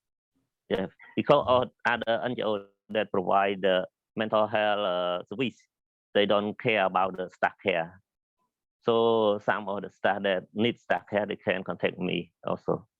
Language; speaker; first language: English; non-native, learner; Khmer